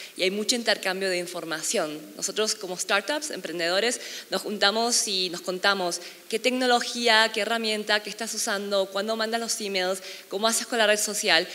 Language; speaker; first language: Spanish; non-native, fluent; Korean